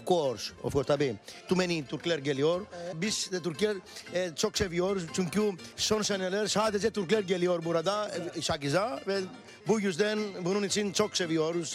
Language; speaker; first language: Turkish; non-native, learner; Greek